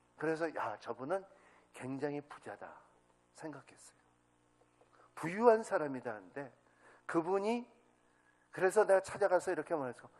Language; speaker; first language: Korean; native; Korean